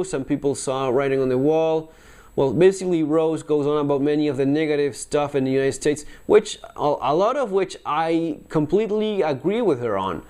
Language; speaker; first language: English; non-native, fluent; Spanish